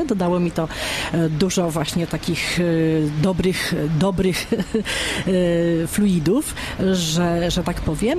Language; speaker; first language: Polish; native; Polish